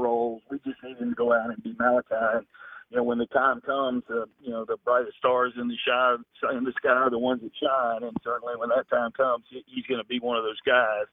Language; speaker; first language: English; native; English